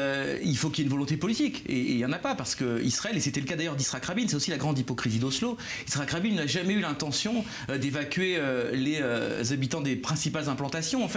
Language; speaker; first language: French; native; French